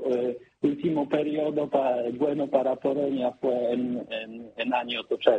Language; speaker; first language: Spanish; non-native, learner; Polish